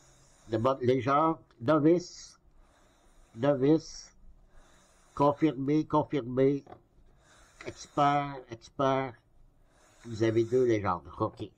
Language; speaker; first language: French; native; French